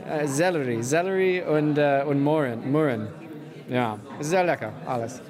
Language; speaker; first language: German; non-native, fluent; English